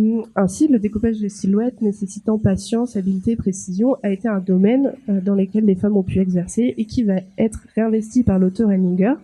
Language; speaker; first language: French; native; French